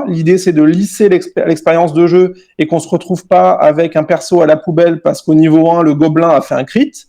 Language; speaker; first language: French; native; French